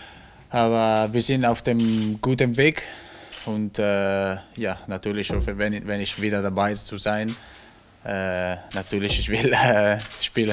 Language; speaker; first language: German; non-native, learner; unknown